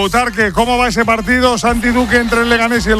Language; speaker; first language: Spanish; native; Spanish